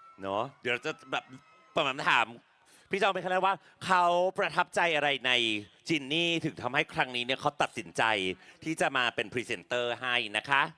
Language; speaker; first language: Thai; native; Thai